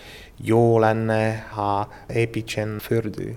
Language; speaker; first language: Hungarian; non-native, learner; Slovak